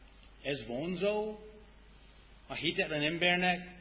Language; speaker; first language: Hungarian; non-native, fluent; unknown